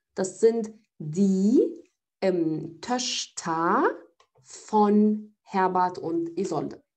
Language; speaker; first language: German; non-native, fluent; Arabic